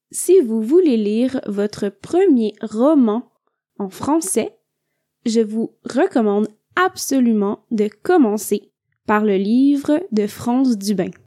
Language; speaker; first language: French; native; French